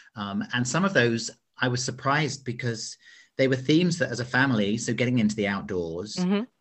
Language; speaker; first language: English; native; English